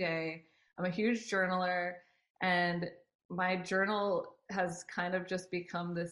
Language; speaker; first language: English; native; English